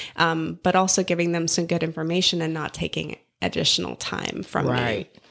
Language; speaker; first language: English; native; English